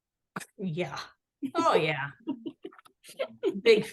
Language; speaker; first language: English; native; English